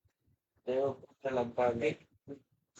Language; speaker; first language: Italian; non-native, learner; Bangla